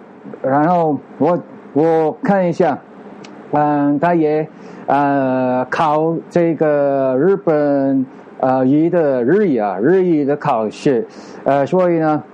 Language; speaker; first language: Chinese; non-native, fluent; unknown